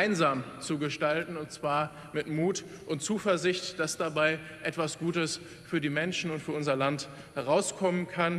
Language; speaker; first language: German; native; German